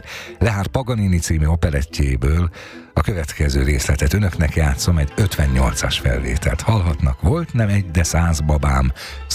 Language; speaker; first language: Hungarian; native; Hungarian